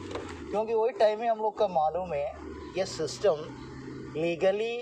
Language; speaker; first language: Hindi; non-native, local second language; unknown